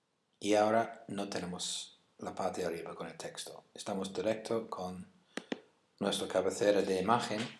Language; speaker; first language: Spanish; non-native, fluent; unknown